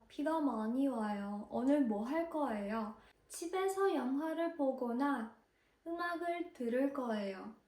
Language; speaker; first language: Korean; non-native, fluent; Ukrainian